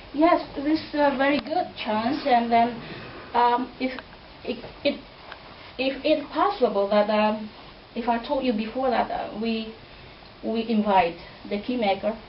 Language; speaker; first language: English; non-native, fluent; Indonesian